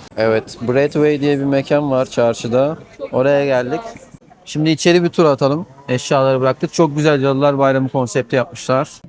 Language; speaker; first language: Turkish; native; Turkish